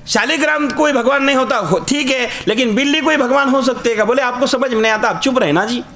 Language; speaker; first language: Hindi; non-native, local second language; Marathi